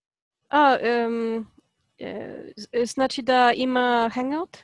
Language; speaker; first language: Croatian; non-native, learner; Polish